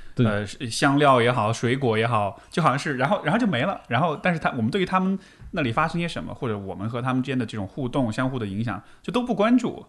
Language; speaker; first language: Chinese; native; Chinese